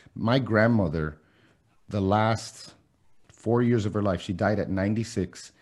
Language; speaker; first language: English; early bilingual, other home language; Spanish